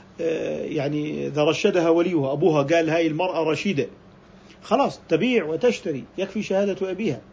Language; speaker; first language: Arabic; native; Arabic